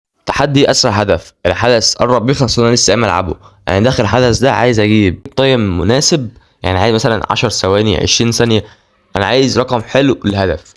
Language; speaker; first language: Arabic; native; Arabic